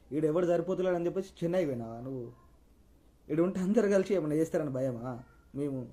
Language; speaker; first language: Telugu; native; Telugu